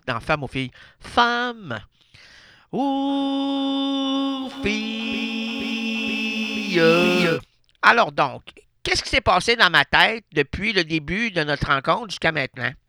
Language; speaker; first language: French; native; French